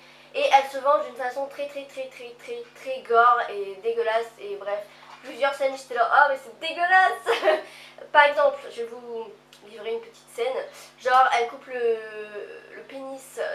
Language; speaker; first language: French; native; French